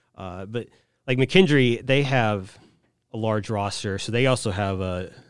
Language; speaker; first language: English; native; English